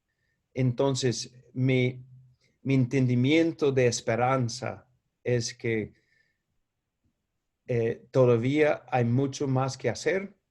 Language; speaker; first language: Spanish; non-native, fluent; English